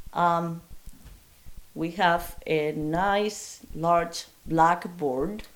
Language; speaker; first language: English; non-native, fluent; Spanish